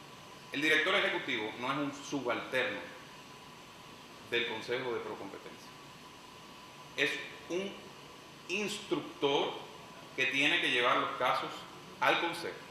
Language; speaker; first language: Spanish; native; Spanish